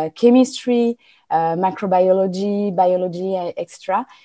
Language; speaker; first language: English; non-native, fluent; French